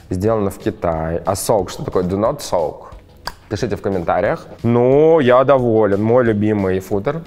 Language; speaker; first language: Russian; native; Russian